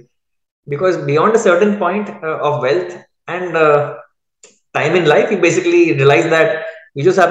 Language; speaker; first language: English; non-native, local second language; Hindi